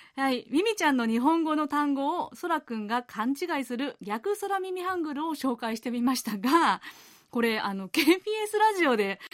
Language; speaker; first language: Japanese; native; Japanese